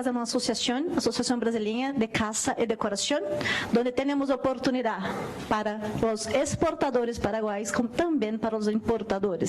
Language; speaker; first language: Portuguese; non-native, learner; Spanish